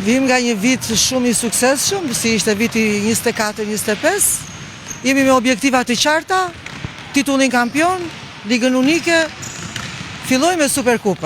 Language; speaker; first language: Albanian; native; Albanian